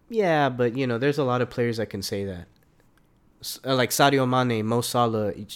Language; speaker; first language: English; early bilingual, other home language; Spanish